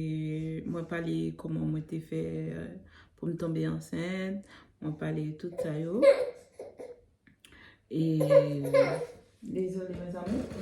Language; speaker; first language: French; non-native, learner; Haitian Creole